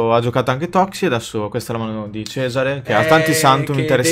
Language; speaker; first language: Italian; native; Italian